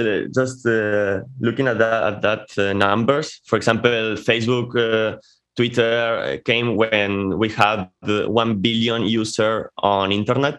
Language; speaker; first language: English; non-native, fluent; Spanish